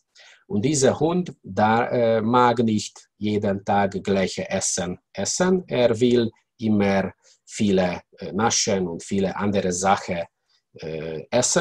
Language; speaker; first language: German; non-native, learner; Hungarian